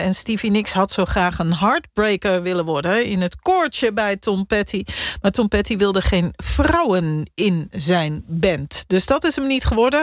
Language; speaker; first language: Dutch; native; Dutch